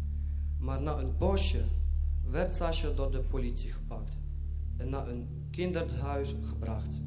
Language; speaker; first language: Dutch; non-native, fluent; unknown